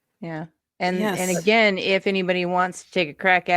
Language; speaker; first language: English; native; English